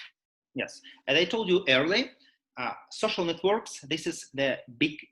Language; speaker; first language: English; non-native, learner; Russian